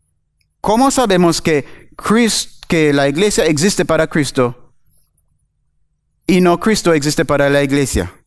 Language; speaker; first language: Spanish; non-native, fluent; English